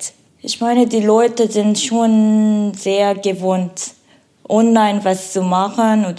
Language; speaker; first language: German; non-native, learner; Korean